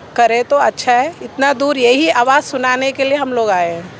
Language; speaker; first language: Hindi; non-native, local second language; Telugu